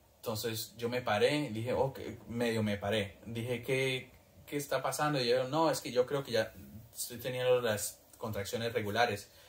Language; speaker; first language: Spanish; early bilingual, heritage; Spanish